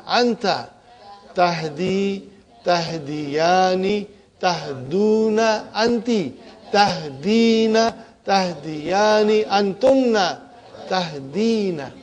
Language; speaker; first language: Arabic; non-native, fluent; Urdu